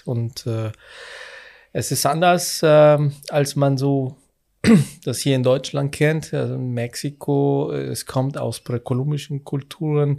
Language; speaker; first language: German; non-native, fluent; Spanish